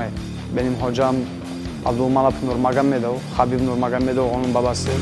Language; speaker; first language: Turkish; non-native, learner; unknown